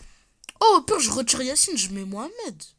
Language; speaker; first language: French; native; French